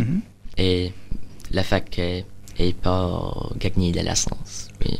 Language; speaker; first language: French; non-native, learner; English